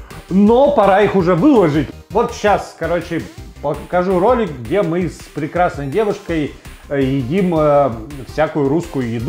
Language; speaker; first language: Russian; native; Russian